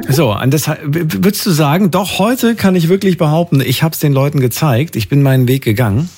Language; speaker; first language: German; native; German